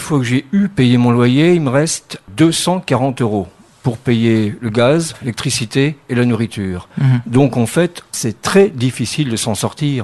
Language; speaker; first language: French; native; French